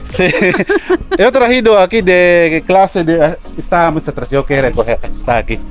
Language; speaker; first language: Spanish; non-native, learner; Filipino